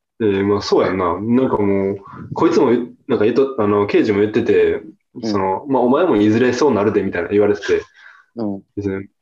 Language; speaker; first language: Japanese; native; Japanese